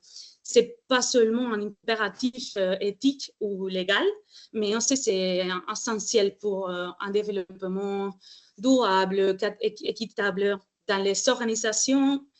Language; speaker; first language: French; non-native, fluent; Spanish